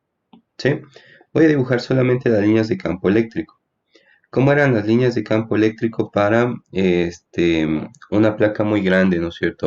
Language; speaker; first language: Spanish; native; Spanish